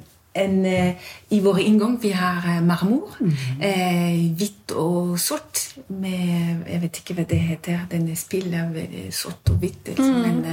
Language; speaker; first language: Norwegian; non-native, fluent; French